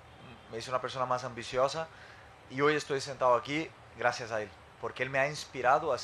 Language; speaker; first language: Spanish; non-native, fluent; Portuguese